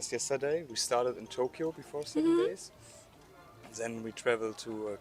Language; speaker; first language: English; non-native, learner; German